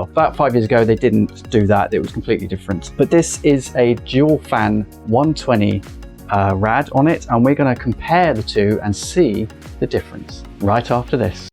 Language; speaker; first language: English; native; English